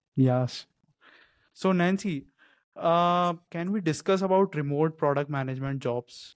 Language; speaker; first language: English; non-native, local second language; Hindi